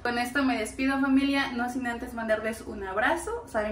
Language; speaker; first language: Spanish; native; Spanish